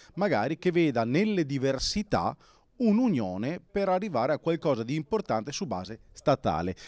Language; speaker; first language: Italian; non-native, local second language; Venetian